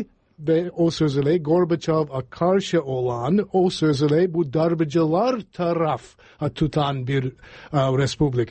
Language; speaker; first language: Turkish; non-native, fluent; English